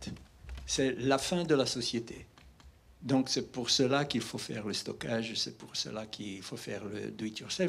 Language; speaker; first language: French; non-native, fluent; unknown